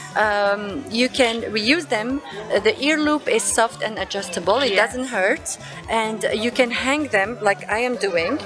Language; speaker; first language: English; non-native, fluent; French